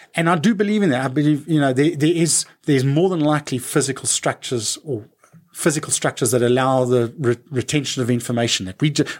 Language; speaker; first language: English; native; English